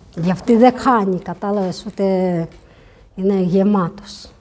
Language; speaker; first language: Greek; non-native, fluent; Urdu